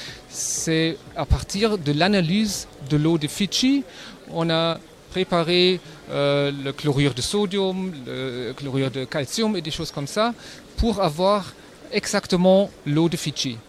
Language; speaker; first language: French; non-native, fluent; German